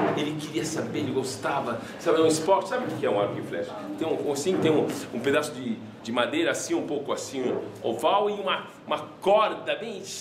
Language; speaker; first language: Portuguese; non-native, fluent; French